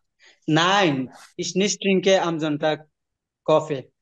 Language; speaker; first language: German; non-native, learner; Bangla